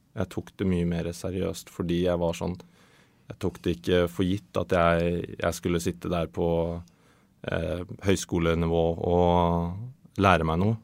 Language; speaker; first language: Norwegian; early bilingual, other home language; Swedish